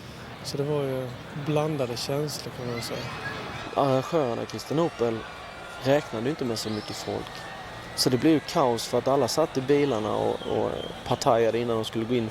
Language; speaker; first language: Swedish; native; Swedish